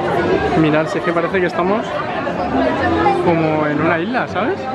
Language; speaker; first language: Spanish; native; Spanish